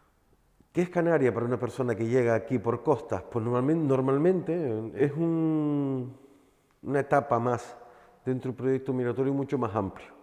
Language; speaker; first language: Spanish; native; Spanish